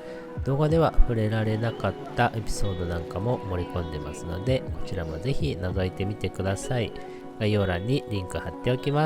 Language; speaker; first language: Japanese; native; Japanese